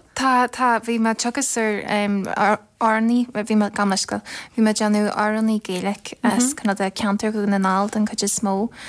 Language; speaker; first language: Irish; native; Irish